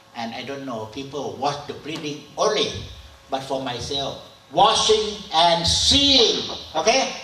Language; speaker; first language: English; non-native, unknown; Thai